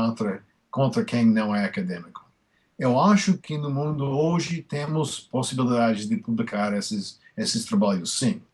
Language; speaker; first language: Portuguese; non-native, fluent; English